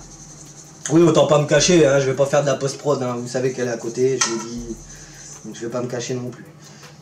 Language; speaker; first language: French; native; French